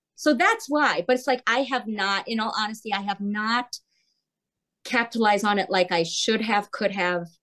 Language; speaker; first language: English; early bilingual, heritage; Korean